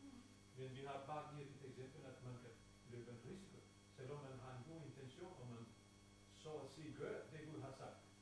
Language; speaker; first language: Danish; non-native, fluent; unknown